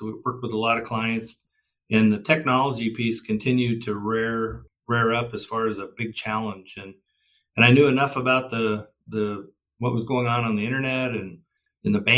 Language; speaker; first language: English; native; English